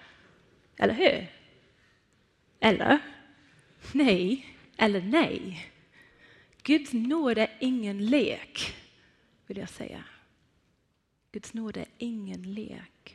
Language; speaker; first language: Swedish; non-native, fluent; Persian